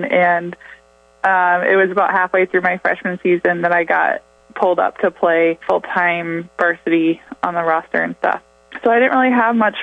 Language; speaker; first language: English; native; English